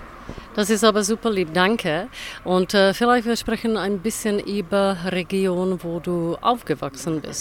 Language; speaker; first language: German; non-native, fluent; Czech